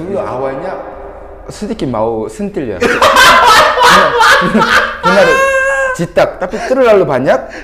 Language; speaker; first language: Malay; non-native, fluent; Korean